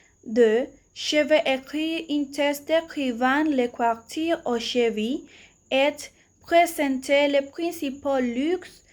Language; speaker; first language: French; non-native, learner; Spanish